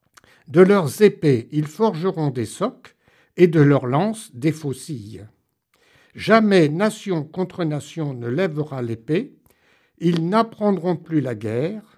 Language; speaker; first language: French; native; French